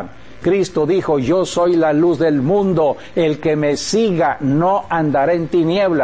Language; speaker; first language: Spanish; native; Spanish